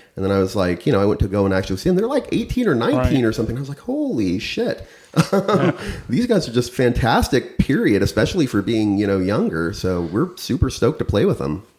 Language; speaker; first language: English; native; English